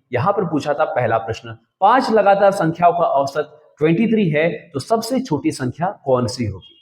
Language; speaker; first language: Hindi; non-native, local second language; Kannada